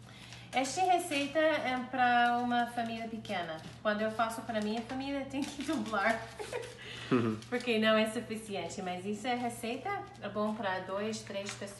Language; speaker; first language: Portuguese; non-native, learner; English